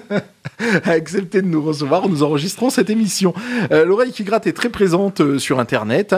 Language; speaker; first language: French; native; French